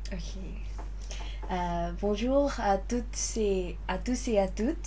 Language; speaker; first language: French; non-native, learner; Lao